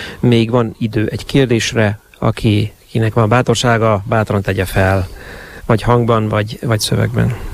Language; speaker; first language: Hungarian; native; Hungarian